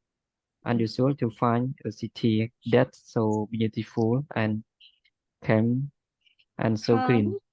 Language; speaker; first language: English; non-native, learner; Khmer